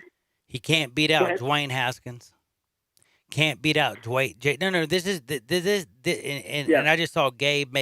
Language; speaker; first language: English; native; English